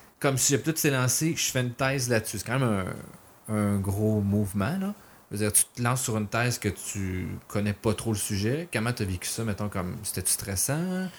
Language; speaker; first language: French; native; French